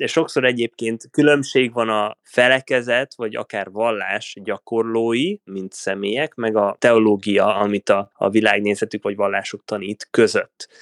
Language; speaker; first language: Hungarian; native; Hungarian